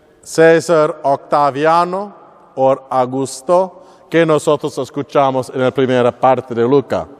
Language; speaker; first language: Spanish; non-native, learner; English